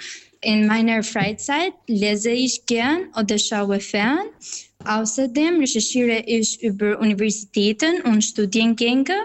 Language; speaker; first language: German; non-native, fluent; Albanian